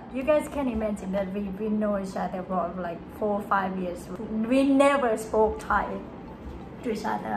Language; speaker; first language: English; non-native, fluent; Thai